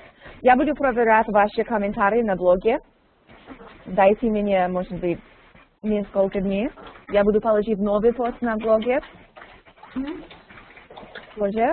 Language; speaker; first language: Russian; non-native, learner; English